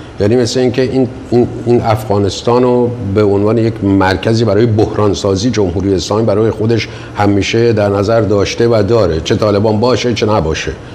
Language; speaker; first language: Persian; native; Persian